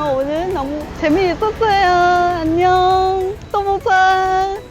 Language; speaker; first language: Korean; non-native, learner; Vietnamese